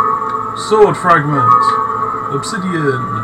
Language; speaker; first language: English; native; English